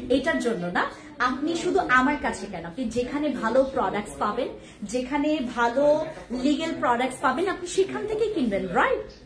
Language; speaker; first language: Bangla; non-native, local second language; Khasi